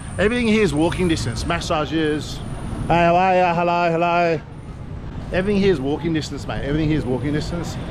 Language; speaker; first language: English; native; English